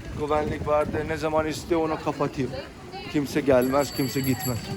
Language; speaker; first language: Turkish; non-native, learner; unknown